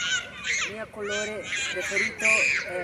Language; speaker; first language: Italian; non-native, learner; Spanish